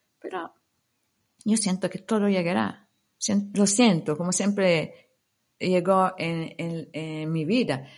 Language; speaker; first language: Spanish; non-native, fluent; Italian